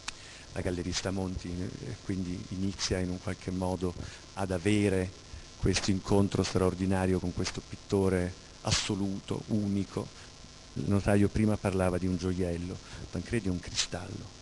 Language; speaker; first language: Italian; native; Italian